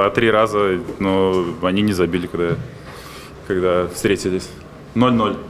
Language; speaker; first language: Russian; non-native, local second language; Latvian